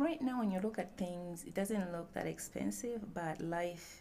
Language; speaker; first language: English; non-native, local second language; Bemba